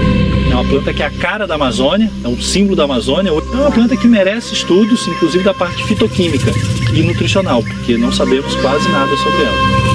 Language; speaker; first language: Portuguese; native; Portuguese